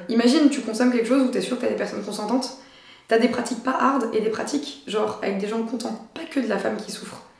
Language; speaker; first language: French; native; French